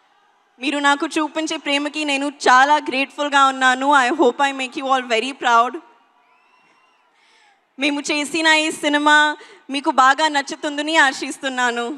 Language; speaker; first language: Telugu; non-native, learner; Hindi